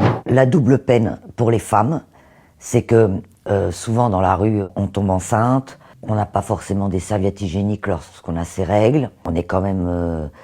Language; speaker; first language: French; native; French